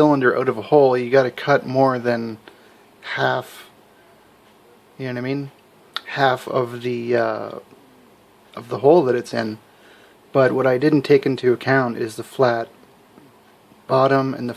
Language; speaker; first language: English; native; English